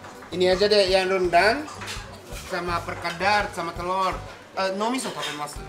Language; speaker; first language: Indonesian; non-native, fluent; Japanese